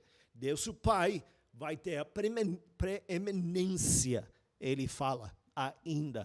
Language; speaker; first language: Portuguese; non-native, fluent; English